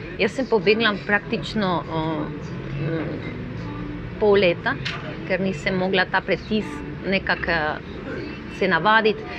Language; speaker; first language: Slovenian; non-native, fluent; Spanish